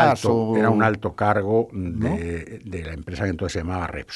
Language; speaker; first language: Spanish; native; Spanish